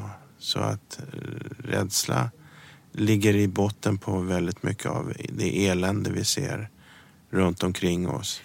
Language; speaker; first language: Swedish; early bilingual, other home language; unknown